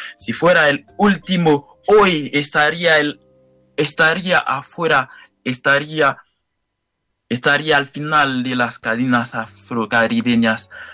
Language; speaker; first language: Spanish; non-native, fluent; Haitian Creole